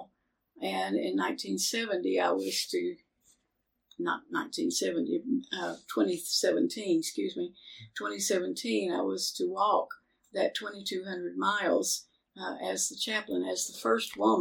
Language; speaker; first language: English; native; English